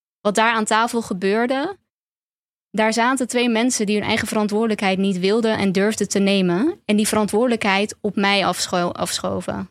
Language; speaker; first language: Dutch; early bilingual, other home language; Turkish